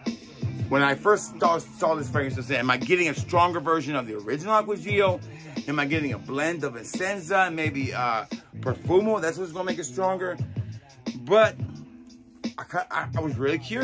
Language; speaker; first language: English; native; English